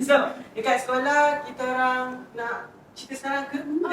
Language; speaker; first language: Malay; native; Malay